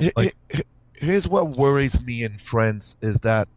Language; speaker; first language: English; non-native, fluent; French